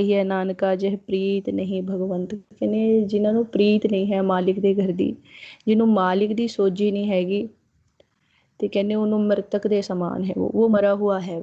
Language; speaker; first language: Hindi; non-native, local second language; Punjabi